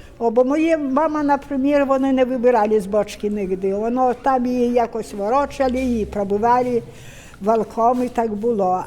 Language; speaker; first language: Ukrainian; native; Ukrainian